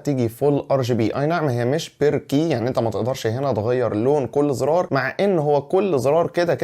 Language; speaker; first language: Arabic; native; Arabic